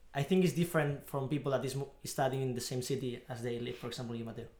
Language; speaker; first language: English; non-native, fluent; Spanish